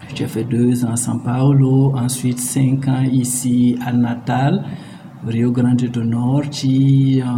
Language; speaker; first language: French; non-native, local second language; Mossi